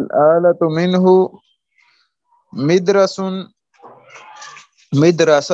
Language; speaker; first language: Arabic; non-native, learner; Urdu